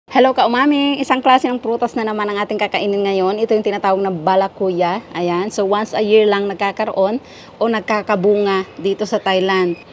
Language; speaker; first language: Filipino; non-native, local second language; Iloko